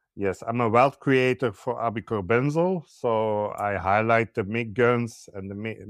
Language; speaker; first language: English; non-native, learner; Dutch